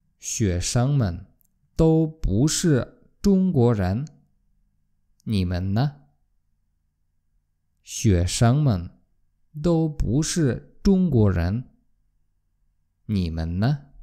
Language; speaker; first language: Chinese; non-native, learner; Polish